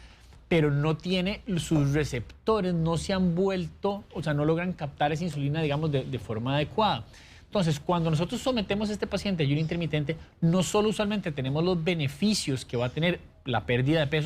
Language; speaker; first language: Spanish; native; Spanish